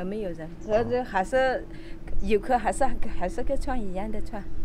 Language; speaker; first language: Chinese; early bilingual, heritage; Chinese